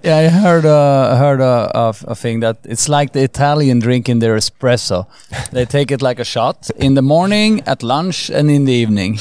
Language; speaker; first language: English; non-native, fluent; Swedish